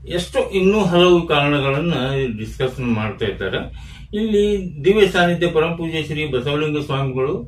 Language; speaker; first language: Kannada; native; Kannada